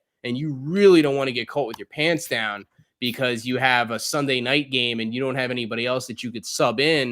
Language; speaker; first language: English; native; English